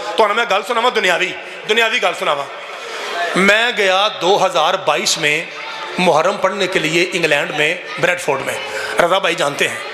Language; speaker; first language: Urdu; non-native, local second language; Punjabi